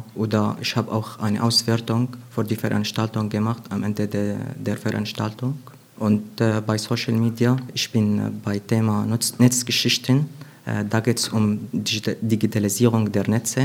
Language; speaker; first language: German; non-native, fluent; Arabic